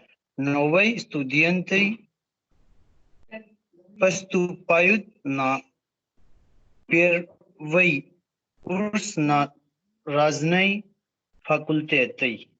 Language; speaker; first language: Russian; non-native, learner; Hindi